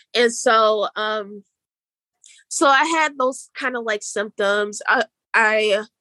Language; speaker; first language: English; native; English